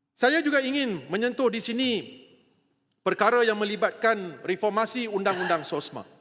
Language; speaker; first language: Malay; non-native, local second language; Tamil